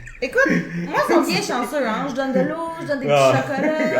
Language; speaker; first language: French; native; French